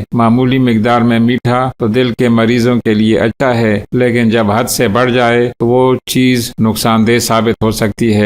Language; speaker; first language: Urdu; native; Urdu